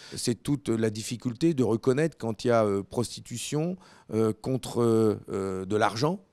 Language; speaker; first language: French; native; French